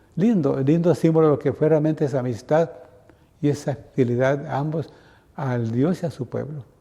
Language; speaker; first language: Spanish; native; Spanish